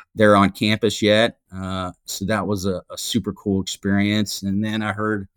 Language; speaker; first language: English; native; English